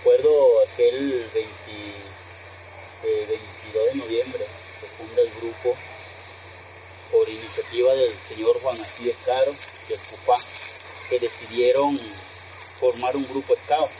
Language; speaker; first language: Spanish; native; Spanish